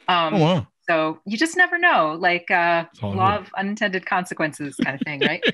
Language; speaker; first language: English; native; English